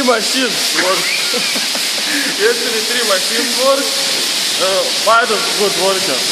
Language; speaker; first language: English; non-native, learner; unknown